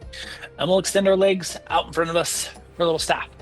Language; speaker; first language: English; native; English